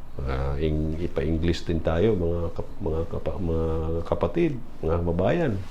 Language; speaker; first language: Filipino; non-native, local second language; Cebuano